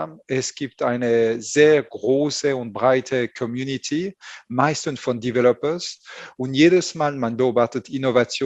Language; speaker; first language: German; non-native, fluent; French